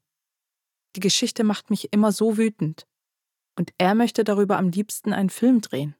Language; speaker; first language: German; early bilingual, other home language; Turkish